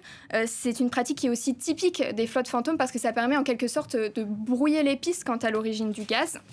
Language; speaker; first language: French; native; French